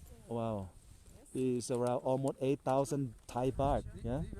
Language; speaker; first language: English; non-native, learner; Thai